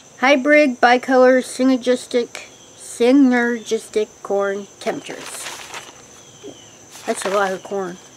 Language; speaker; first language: English; native; English